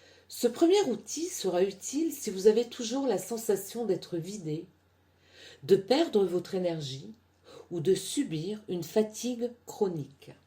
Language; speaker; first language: French; native; French